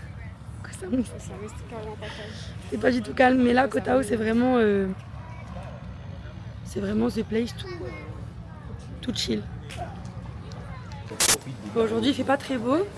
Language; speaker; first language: French; native; French